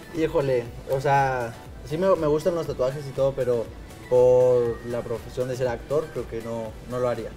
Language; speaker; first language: Spanish; native; Spanish